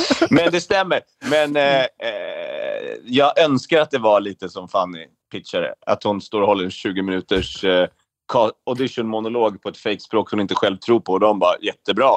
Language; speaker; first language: Swedish; native; Swedish